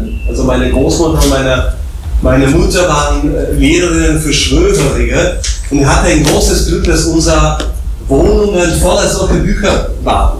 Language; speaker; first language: German; non-native, fluent; Slovak